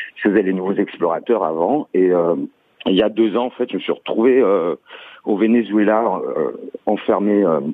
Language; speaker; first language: French; native; French